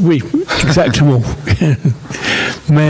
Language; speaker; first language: French; non-native, fluent; English